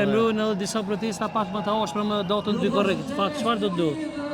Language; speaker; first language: Albanian; native; Albanian